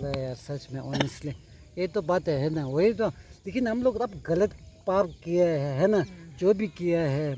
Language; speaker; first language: Hindi; non-native, local second language; Tibetan